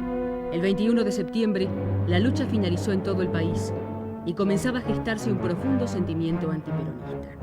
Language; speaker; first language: Spanish; native; Spanish